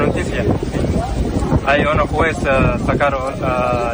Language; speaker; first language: Spanish; non-native, learner; Arabic